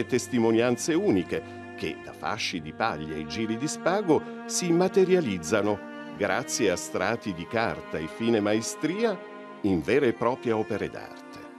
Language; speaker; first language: Italian; native; Italian